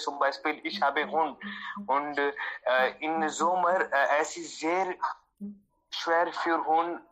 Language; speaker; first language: German; non-native, learner; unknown